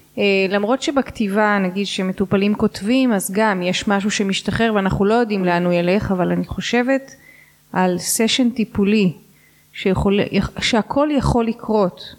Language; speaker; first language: Hebrew; native; Hebrew